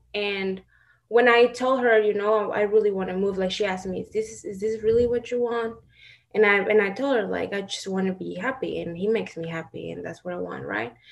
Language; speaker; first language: English; non-native, fluent; Spanish